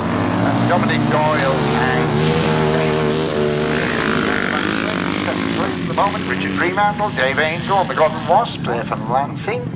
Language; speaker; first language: English; native; English